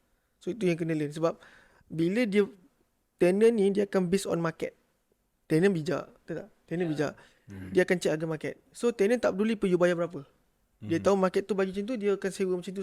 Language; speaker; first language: Malay; native; Malay